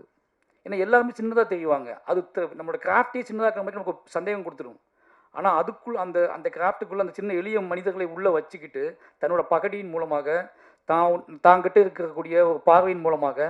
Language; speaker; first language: Tamil; native; Tamil